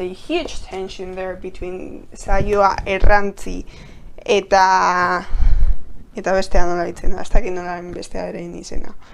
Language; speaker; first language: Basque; non-native, local second language; Spanish